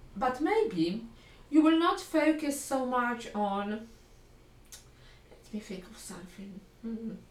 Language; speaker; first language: English; non-native, fluent; Polish